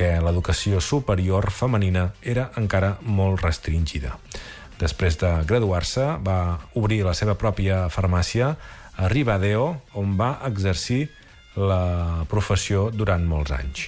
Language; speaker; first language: Catalan; native; Catalan